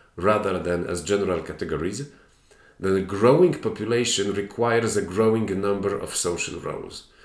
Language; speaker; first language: English; non-native, fluent; Polish